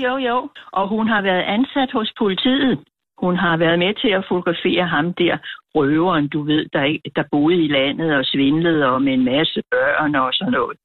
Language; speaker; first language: Danish; native; Danish